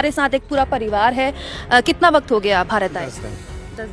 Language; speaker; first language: Hindi; native; Hindi